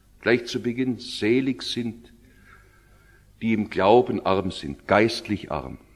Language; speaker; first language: German; native; German